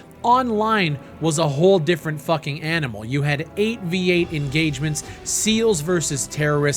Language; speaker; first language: English; native; English